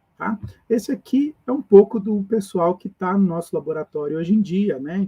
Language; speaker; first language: Portuguese; native; Portuguese